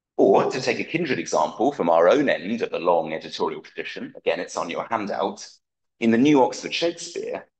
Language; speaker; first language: English; native; English